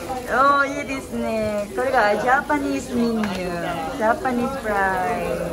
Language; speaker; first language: Japanese; non-native, learner; Cebuano